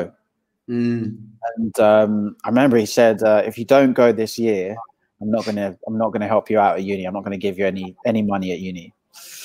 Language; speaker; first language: English; native; English